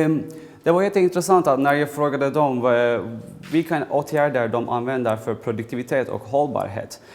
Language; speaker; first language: Swedish; non-native, fluent; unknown